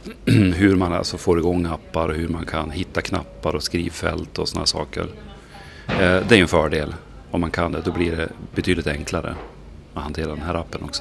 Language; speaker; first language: Swedish; native; Swedish